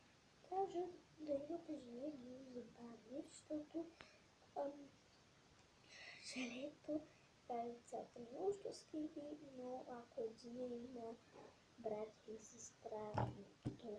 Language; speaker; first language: Bulgarian; native; Bulgarian